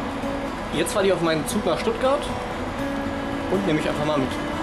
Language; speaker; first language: German; native; German